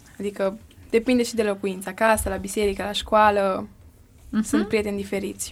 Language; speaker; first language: Romanian; early bilingual, heritage; Romanian